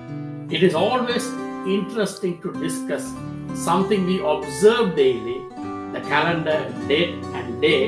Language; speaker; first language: English; non-native, local second language; Tamil